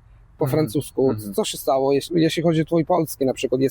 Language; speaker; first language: Polish; non-native, fluent; Italian